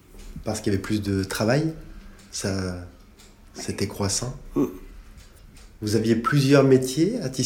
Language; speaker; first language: French; native; French